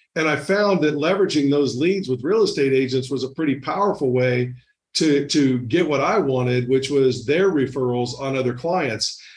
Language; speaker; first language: English; native; English